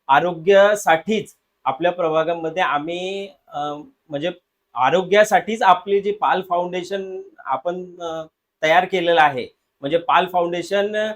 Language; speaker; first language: Marathi; non-native, local second language; Hindi